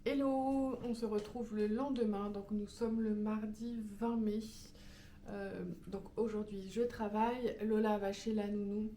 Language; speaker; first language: French; native; French